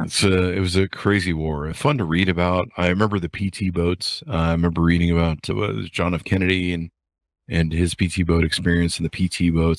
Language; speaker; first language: English; native; English